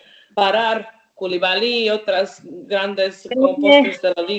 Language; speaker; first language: Spanish; non-native, learner; Croatian